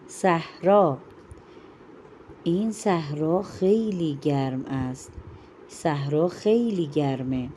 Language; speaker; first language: Persian; non-native, fluent; Urdu